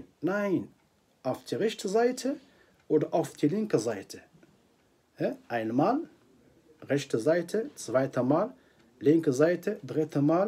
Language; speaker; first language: German; non-native, fluent; Arabic